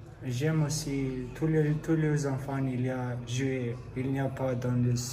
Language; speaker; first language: French; non-native, learner; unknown